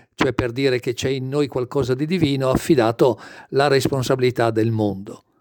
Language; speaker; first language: Italian; native; Italian